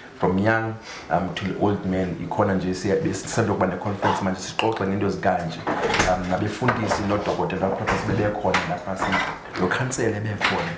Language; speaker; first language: Zulu; non-native, local second language; Xhosa